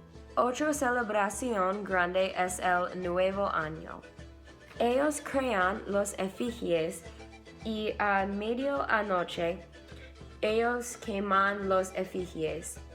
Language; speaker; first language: Spanish; non-native, learner; English